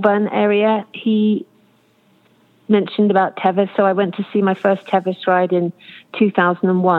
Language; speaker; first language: English; native; English